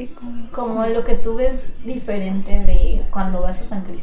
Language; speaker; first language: Spanish; native; Spanish